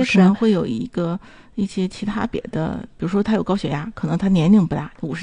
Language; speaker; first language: Chinese; native; Chinese